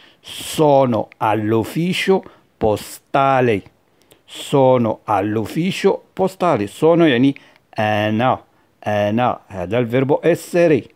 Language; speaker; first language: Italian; non-native, fluent; Arabic